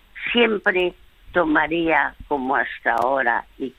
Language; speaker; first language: Spanish; early bilingual, other home language; French